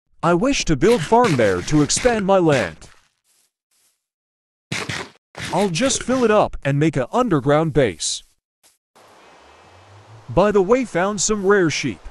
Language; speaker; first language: English; non-native, learner; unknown